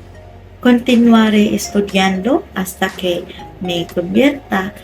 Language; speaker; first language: Spanish; non-native, learner; Filipino